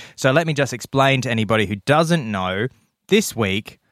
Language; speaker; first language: English; native; English